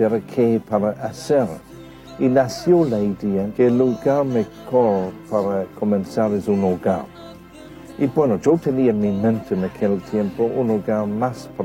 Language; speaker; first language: Spanish; non-native, fluent; English